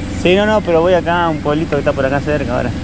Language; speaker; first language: Spanish; native; Spanish